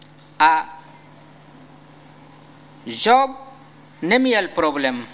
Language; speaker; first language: Czech; non-native, fluent; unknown